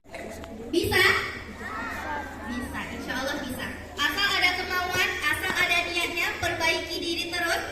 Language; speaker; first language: Indonesian; native; Indonesian